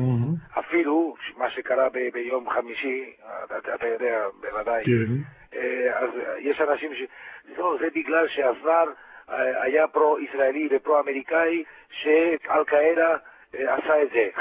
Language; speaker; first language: Hebrew; non-native, fluent; Spanish